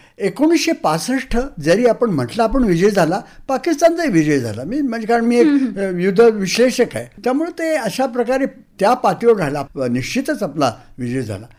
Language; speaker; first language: Marathi; native; Marathi